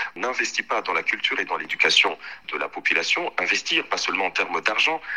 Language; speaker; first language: French; non-native, local second language; Swahili